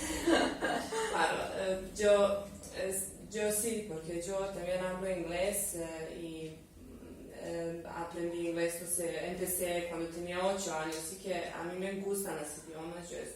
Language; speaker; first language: Spanish; non-native, fluent; Serbian